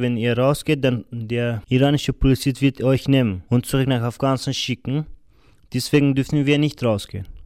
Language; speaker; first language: German; non-native, learner; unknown